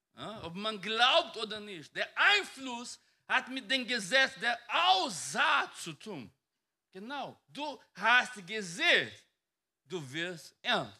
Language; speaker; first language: German; non-native, fluent; Portuguese